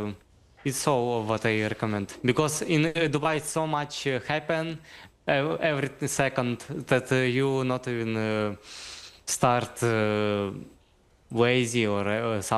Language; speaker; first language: English; non-native, learner; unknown